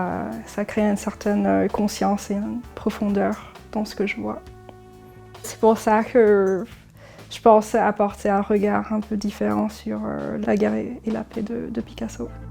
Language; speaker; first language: French; early bilingual, heritage; English